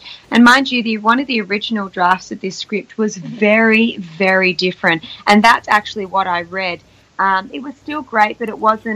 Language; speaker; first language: English; native; English